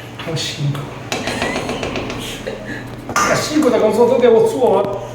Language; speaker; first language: Chinese; non-native, fluent; Italian